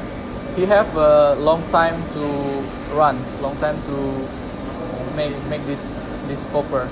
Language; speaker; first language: English; non-native, learner; Indonesian